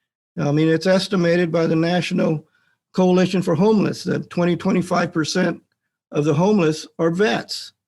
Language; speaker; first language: English; native; English